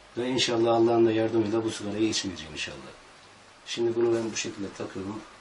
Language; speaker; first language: Turkish; native; Turkish